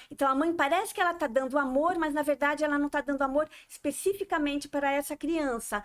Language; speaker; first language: Portuguese; non-native, fluent; French